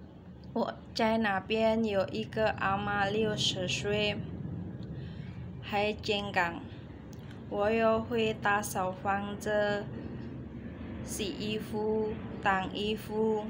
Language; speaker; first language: Chinese; non-native, learner; Indonesian